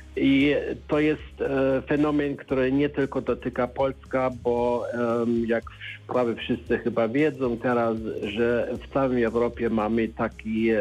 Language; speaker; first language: Polish; non-native, learner; German